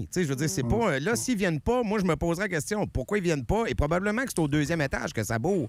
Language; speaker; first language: French; native; French